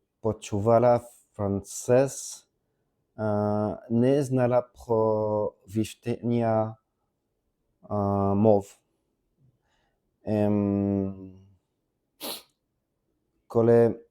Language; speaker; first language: Ukrainian; non-native, learner; French